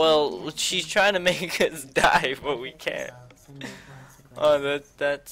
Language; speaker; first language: English; native; English